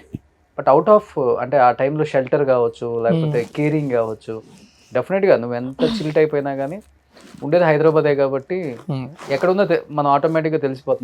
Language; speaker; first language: Telugu; native; Telugu